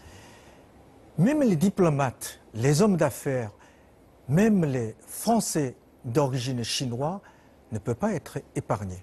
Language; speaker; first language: French; non-native, fluent; Chinese